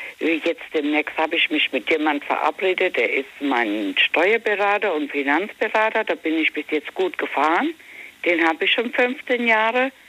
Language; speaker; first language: German; native; German